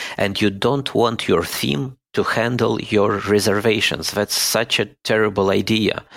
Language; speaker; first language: English; non-native, fluent; Romanian